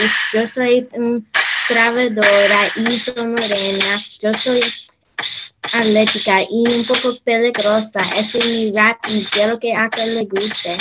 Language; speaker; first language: Spanish; non-native, learner; English